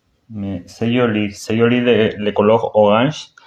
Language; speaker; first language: French; non-native, learner; Spanish